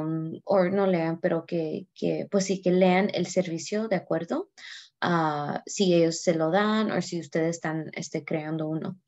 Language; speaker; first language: Spanish; early bilingual, heritage; Spanish